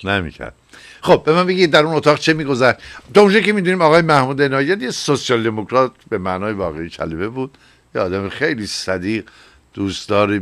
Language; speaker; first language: Persian; native; Persian